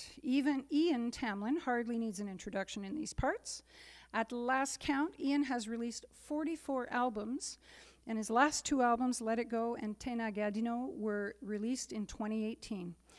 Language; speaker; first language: English; native; English